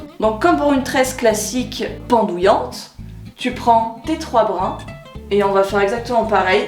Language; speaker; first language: French; native; French